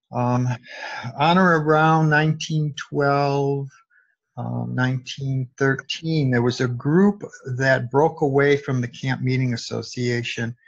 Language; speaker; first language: English; native; English